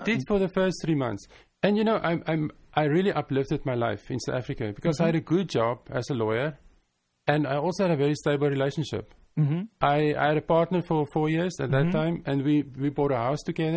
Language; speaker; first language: English; non-native, local second language; Afrikaans